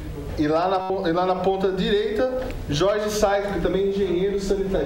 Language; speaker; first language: Portuguese; native; Portuguese